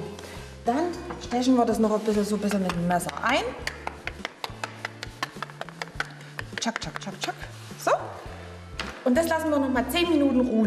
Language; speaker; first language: German; native; German